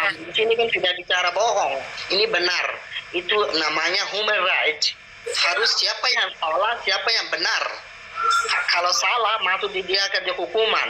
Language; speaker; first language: Indonesian; non-native, learner; Rohingya